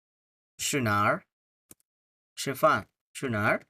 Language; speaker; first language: Chinese; non-native, fluent; Bangla